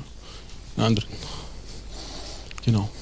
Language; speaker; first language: German; non-native, fluent; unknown